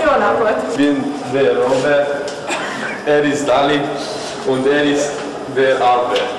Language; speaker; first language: German; non-native, learner; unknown